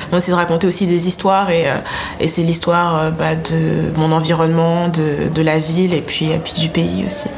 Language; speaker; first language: French; native; French